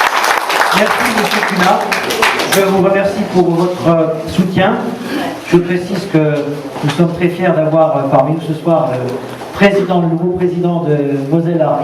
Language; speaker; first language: French; native; French